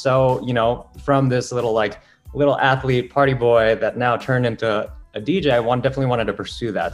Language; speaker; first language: English; non-native, local second language; Filipino